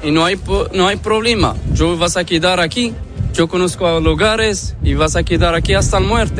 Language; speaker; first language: Spanish; non-native, learner; Arabic